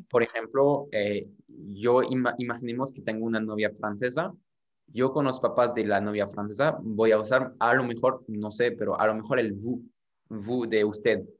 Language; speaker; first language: Spanish; non-native, fluent; French